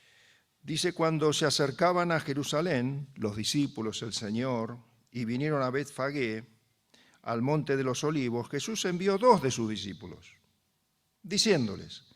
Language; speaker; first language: Spanish; native; Spanish